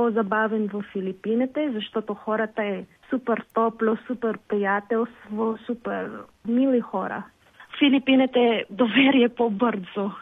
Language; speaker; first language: Bulgarian; non-native, learner; Filipino